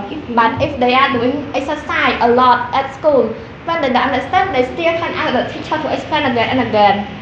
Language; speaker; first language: English; non-native, learner; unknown